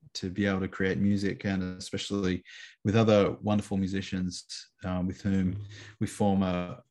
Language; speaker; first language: English; native; English